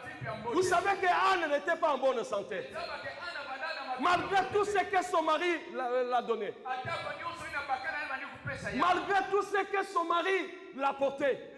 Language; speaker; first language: French; non-native, local second language; Lingala